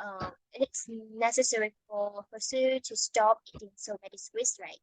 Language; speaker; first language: English; non-native, fluent; Vietnamese